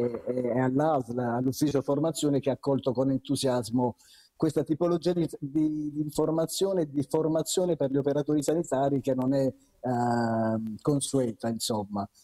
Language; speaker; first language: Italian; native; Italian